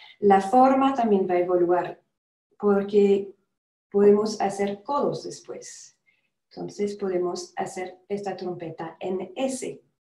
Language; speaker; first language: Spanish; non-native, fluent; French